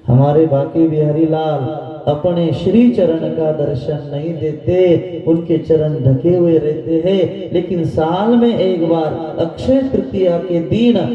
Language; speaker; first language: Hindi; non-native, local second language; Marathi